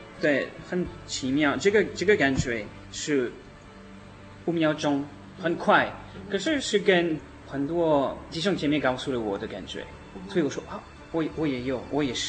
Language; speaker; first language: Chinese; non-native, learner; French